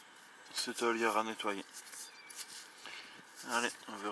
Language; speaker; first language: French; native; French